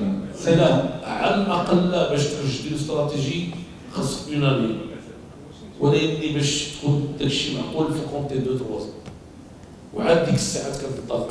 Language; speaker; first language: Arabic; native; Arabic